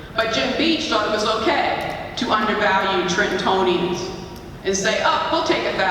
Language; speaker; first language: English; native; English